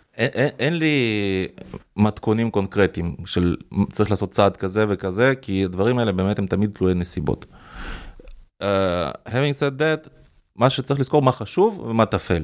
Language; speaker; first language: Hebrew; early bilingual, other home language; Russian